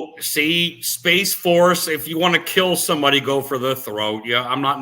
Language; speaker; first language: English; native; English